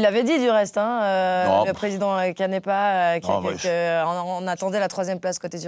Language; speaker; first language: French; native; French